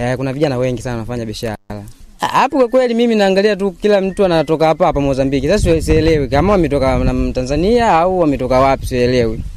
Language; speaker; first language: Swahili; non-native, local second language; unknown